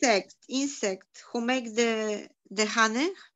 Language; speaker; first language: English; non-native, learner; Polish